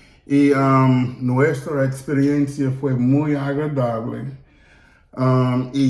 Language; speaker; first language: Spanish; non-native, learner; English